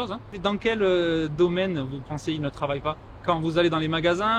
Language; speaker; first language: French; native; French